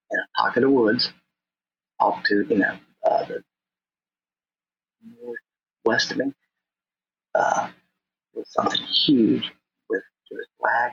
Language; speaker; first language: English; native; English